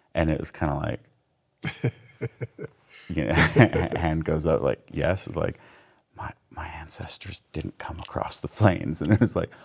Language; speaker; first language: English; native; English